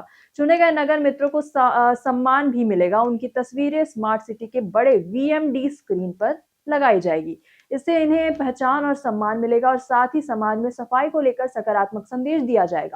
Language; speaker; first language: Hindi; native; Hindi